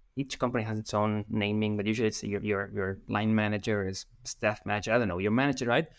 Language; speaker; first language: English; non-native, fluent; Spanish